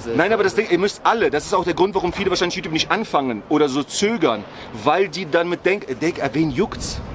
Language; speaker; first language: German; early bilingual, other home language; Ukrainian